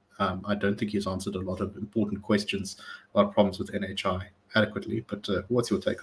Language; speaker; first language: English; native; English